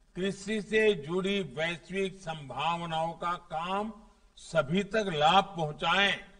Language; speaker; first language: Hindi; non-native, local second language; Gujarati